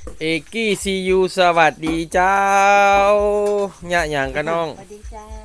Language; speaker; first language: Thai; native; Thai